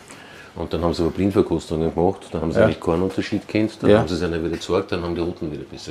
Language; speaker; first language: German; native; German